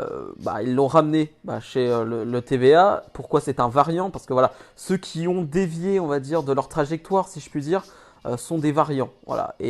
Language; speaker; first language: French; native; French